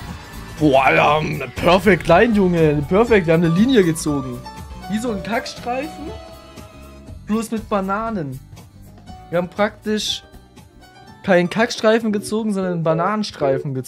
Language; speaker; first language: German; native; German